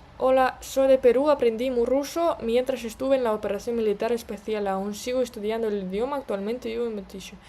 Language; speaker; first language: Spanish; non-native, fluent; Russian